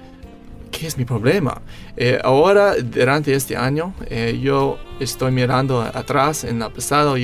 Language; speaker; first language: Spanish; non-native, learner; English